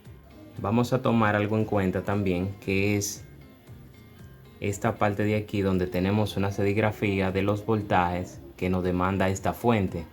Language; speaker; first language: Spanish; native; Spanish